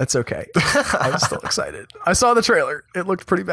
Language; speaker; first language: English; native; English